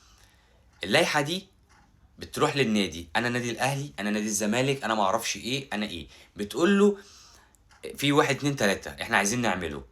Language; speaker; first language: Arabic; native; Arabic